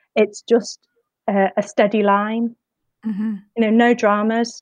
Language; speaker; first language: English; native; English